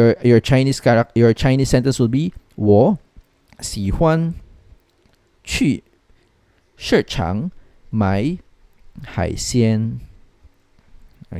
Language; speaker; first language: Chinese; non-native, fluent; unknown